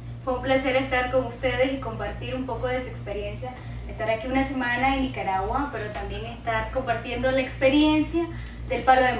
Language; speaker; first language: Spanish; native; Spanish